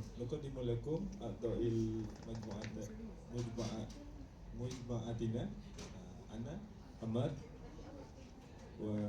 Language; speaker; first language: Arabic; non-native, learner; Malay